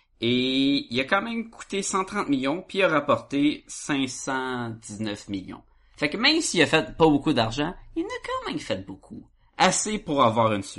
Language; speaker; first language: French; native; French